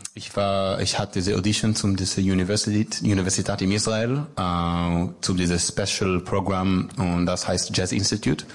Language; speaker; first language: German; non-native, learner; Hebrew